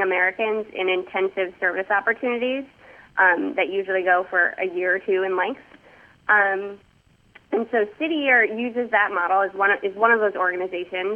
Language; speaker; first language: English; native; English